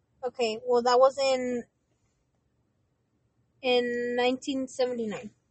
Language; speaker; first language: English; early bilingual, other home language; Spanish